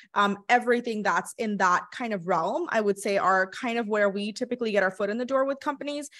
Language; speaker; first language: English; early bilingual, other home language; Hindi